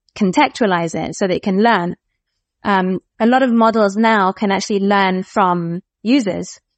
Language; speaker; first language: English; native; English